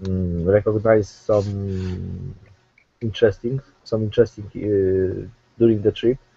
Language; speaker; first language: English; non-native, learner; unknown